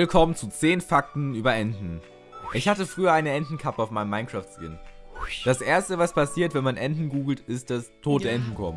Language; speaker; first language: German; native; German